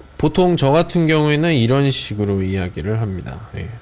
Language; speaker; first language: Korean; native; Korean